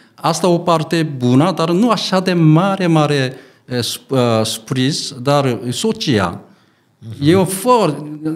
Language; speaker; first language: Romanian; non-native, learner; Korean